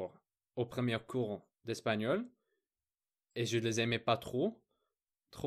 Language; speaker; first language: French; non-native, fluent; English